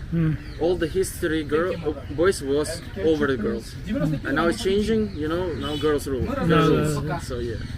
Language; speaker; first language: English; non-native, learner; Russian